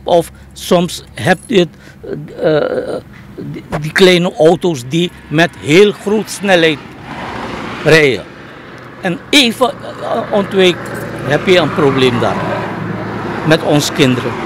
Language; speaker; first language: Dutch; non-native, local second language; Caribbean Hindustani